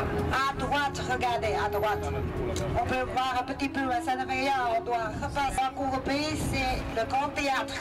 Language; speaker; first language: French; non-native, fluent; Chinese